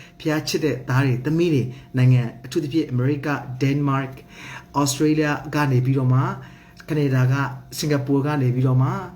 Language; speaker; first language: Burmese; non-native, local second language; Hakha Chin